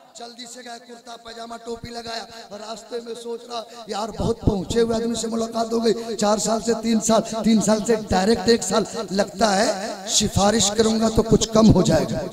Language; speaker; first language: Hindi; non-native, local second language; Urdu